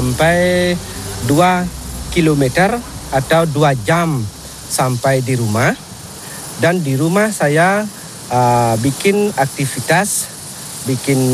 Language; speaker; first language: Indonesian; non-native, local second language; Balinese